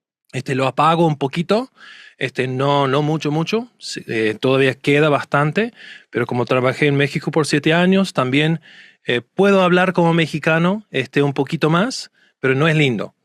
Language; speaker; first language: Spanish; non-native, fluent; English